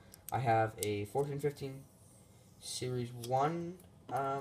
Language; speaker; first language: English; native; English